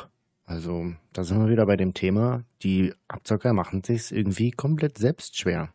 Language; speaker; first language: German; native; German